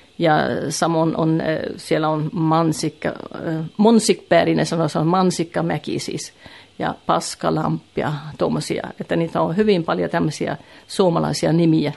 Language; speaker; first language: Finnish; native; Finnish